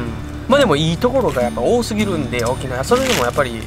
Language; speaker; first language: Japanese; native; Japanese